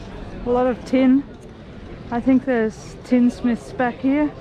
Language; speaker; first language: English; native; English